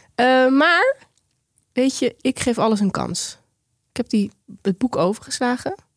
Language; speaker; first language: Dutch; native; Dutch